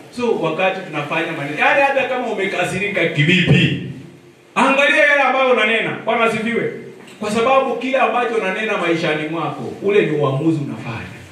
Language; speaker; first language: Swahili; non-native, local second language; Luyia